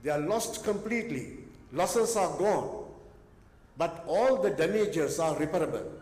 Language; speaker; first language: English; non-native, local second language; Sinhala